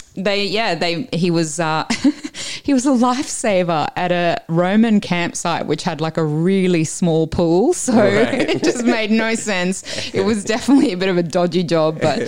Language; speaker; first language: English; early bilingual, other home language; Italian